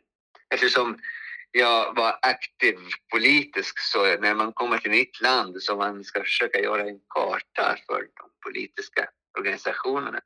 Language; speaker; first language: Swedish; non-native, fluent; Arabic